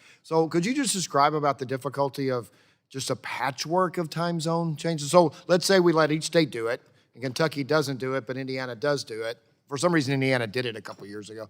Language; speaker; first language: English; native; English